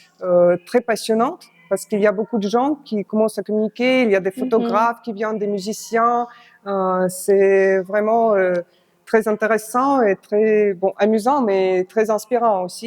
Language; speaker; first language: French; non-native, fluent; Russian